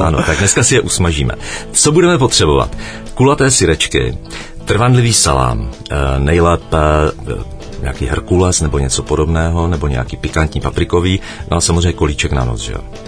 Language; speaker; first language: Czech; native; Czech